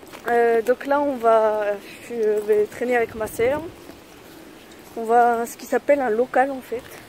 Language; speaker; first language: French; native; French